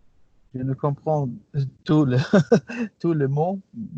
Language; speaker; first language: French; non-native, learner; English